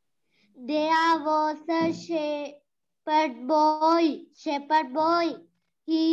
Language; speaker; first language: English; non-native, learner; Sinhala